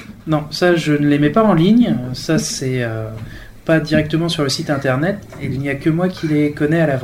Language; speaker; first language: French; native; French